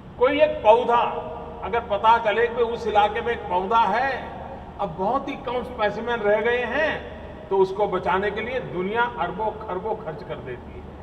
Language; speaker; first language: Hindi; non-native, local second language; Gujarati